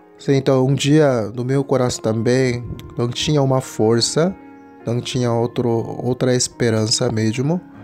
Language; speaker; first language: Portuguese; non-native, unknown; Korean